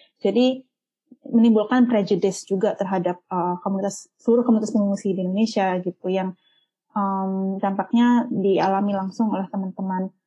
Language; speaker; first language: Indonesian; native; Indonesian